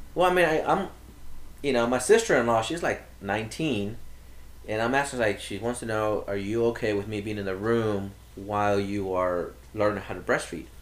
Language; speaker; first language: English; early bilingual, other home language; Spanish